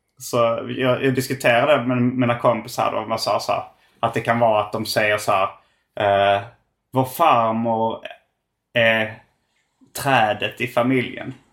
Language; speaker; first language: Swedish; native; Swedish